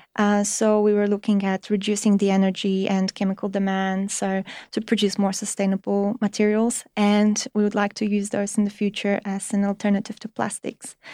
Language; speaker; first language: English; non-native, fluent; Polish